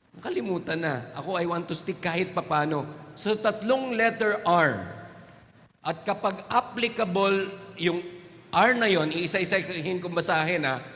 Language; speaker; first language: Filipino; non-native, local second language; Waray